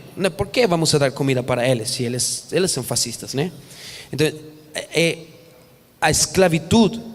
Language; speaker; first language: Portuguese; non-native, fluent; Spanish